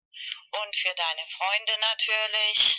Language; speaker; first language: German; non-native, learner; Spanish